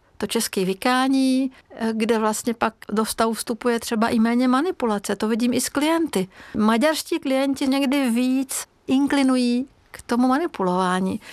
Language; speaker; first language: Czech; non-native, fluent; Hungarian